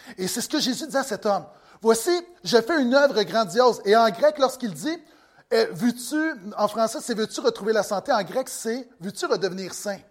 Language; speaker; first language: French; native; French